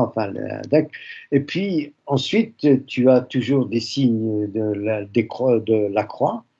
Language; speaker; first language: French; early bilingual, other home language; Arabic